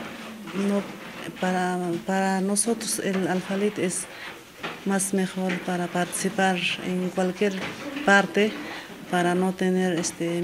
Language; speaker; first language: Spanish; non-native, local second language; Quechua